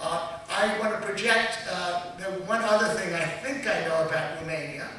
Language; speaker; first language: English; native; English